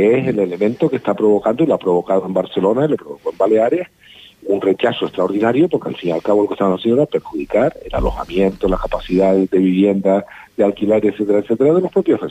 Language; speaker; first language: Spanish; native; Spanish